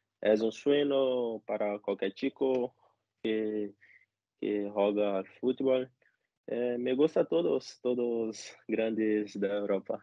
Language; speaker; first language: Spanish; non-native, learner; Portuguese